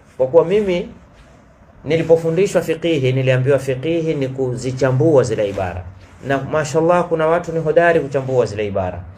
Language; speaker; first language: Swahili; native; Swahili